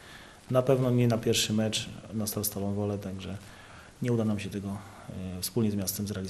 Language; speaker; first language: Polish; native; Polish